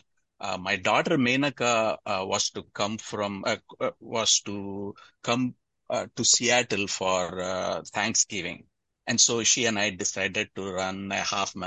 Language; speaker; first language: English; non-native, local second language; Tamil